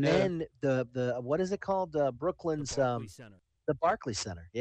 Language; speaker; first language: English; native; English